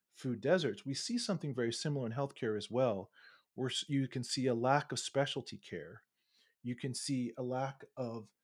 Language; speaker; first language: English; native; English